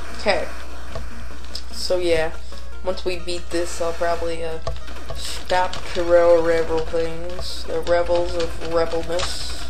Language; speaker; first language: English; native; English